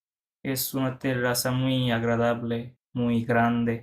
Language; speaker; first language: Spanish; non-native, fluent; Bangla